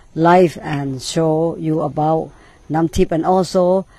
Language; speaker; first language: English; non-native, learner; Thai